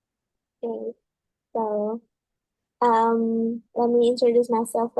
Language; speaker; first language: English; non-native, fluent; Indonesian